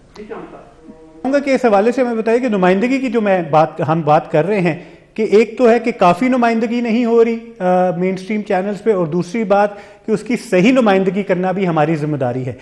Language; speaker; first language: Urdu; non-native, local second language; Pashto